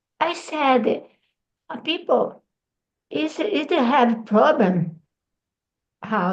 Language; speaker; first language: English; non-native, learner; Portuguese